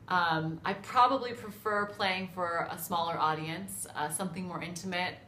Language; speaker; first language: English; native; English